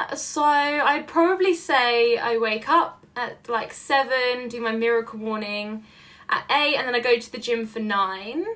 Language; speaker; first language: English; native; English